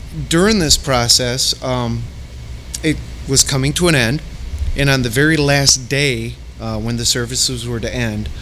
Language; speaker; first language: English; native; English